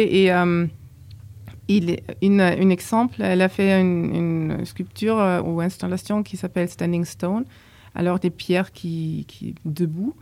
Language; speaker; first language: French; non-native, fluent; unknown